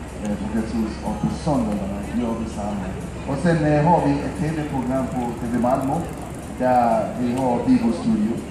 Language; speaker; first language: Swedish; non-native, fluent; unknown